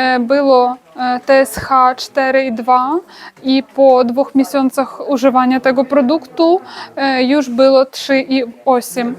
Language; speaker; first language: Polish; non-native, learner; Ukrainian